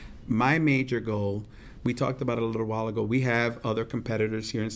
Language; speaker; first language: English; native; English